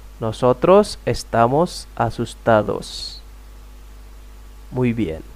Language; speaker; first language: Spanish; non-native, fluent; Indonesian